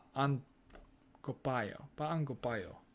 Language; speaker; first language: Korean; non-native, learner; English